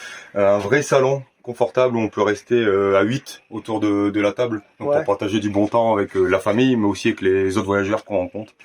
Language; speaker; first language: French; native; French